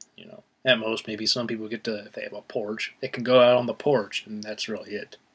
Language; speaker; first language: English; native; English